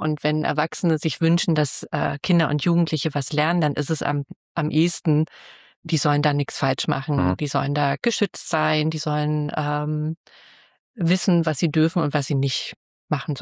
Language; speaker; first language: German; native; German